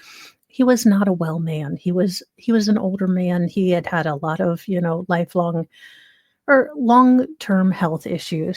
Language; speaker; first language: English; native; English